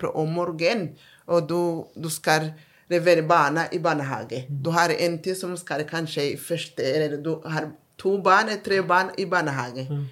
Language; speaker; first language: Norwegian; non-native, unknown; Kinyarwanda